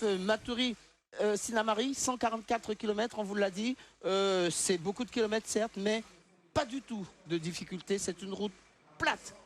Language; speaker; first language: French; native; French